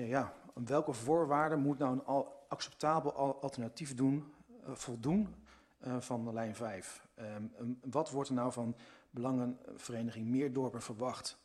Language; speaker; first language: Dutch; native; Dutch